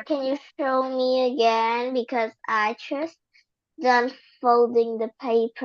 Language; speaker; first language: English; non-native, learner; Vietnamese